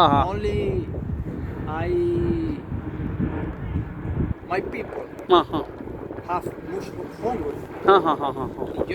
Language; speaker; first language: English; non-native, learner; Spanish